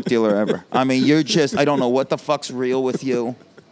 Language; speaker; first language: English; native; English